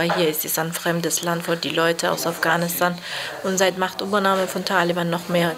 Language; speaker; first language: German; non-native, learner; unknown